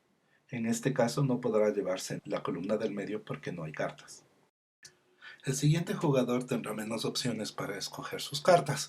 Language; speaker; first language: Spanish; native; Spanish